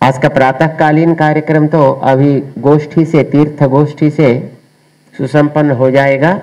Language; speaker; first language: Hindi; non-native, local second language; Telugu